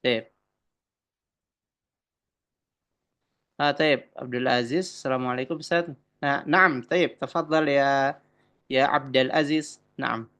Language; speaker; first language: Arabic; non-native, fluent; Indonesian